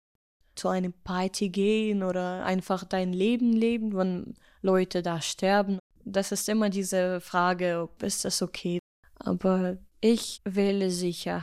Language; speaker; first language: German; non-native, learner; Ukrainian